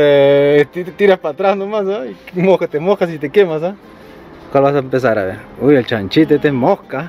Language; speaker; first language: Spanish; native; Spanish